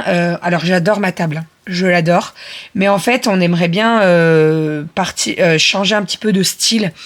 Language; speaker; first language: French; native; French